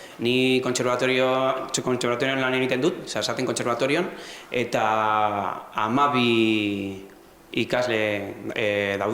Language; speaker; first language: Basque; non-native, local second language; Spanish